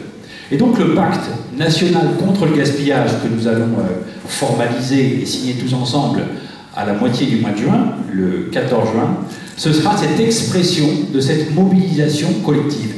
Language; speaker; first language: French; native; French